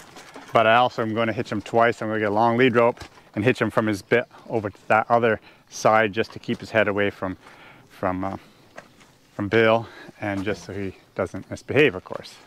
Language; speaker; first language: English; native; English